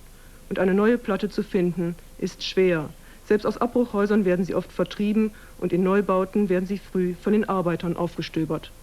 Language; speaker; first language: German; native; German